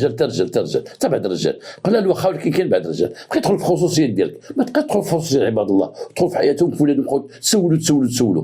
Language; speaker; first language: Arabic; native; Arabic